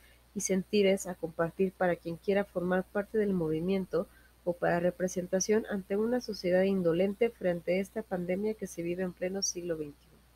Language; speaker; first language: Spanish; native; Spanish